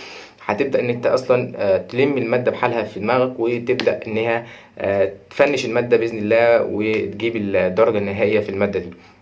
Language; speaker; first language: Arabic; native; Arabic